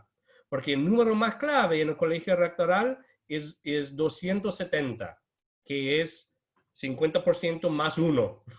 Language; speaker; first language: Spanish; non-native, fluent; English